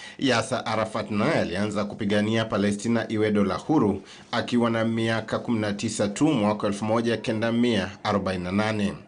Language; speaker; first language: Swahili; native; Swahili